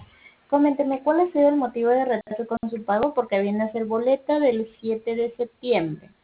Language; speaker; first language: Spanish; native; Spanish